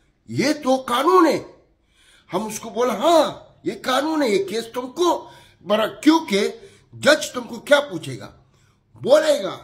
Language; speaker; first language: Hindi; non-native, learner; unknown